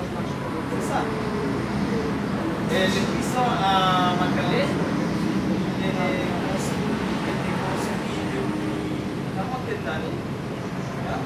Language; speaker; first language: French; non-native, learner; Indonesian